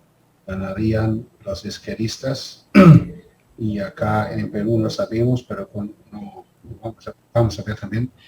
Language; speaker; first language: Spanish; non-native, fluent; German